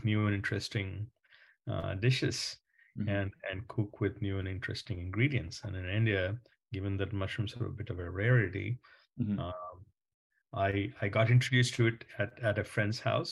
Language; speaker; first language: English; non-native, local second language; Malayalam